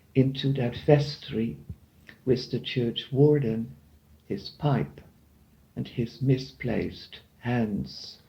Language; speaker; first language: English; non-native, fluent; Dutch